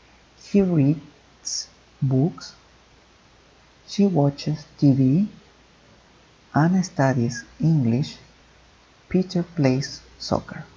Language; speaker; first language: English; non-native, fluent; Spanish